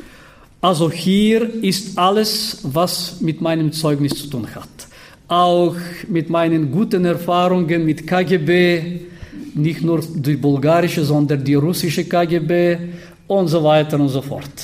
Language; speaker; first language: German; non-native, fluent; Bulgarian